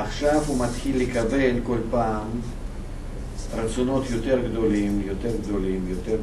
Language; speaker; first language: Hebrew; non-native, fluent; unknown